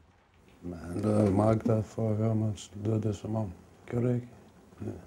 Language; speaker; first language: Danish; non-native, local second language; Kalaallisut